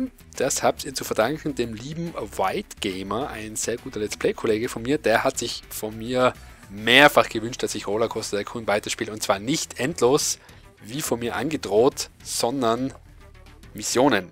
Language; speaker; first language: German; native; German